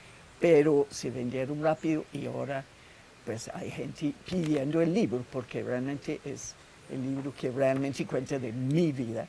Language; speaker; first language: Spanish; non-native, fluent; English